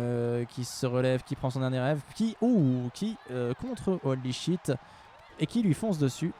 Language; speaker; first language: French; native; French